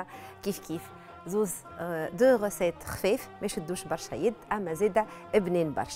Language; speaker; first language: Arabic; native; Arabic